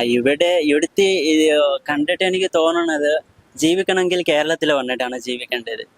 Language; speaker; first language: Malayalam; non-native, local second language; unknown